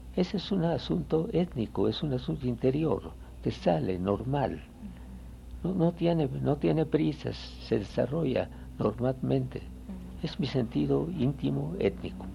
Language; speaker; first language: Spanish; native; Spanish